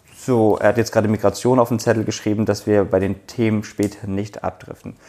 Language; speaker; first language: German; early bilingual, other home language; Turkish